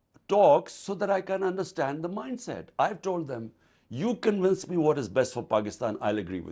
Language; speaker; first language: English; non-native, local second language; Urdu